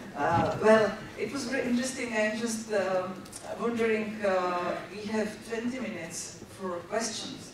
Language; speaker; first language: English; non-native, fluent; Czech